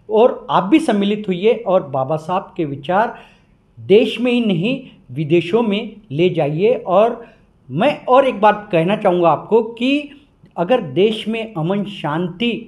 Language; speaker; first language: Hindi; non-native, local second language; Marathi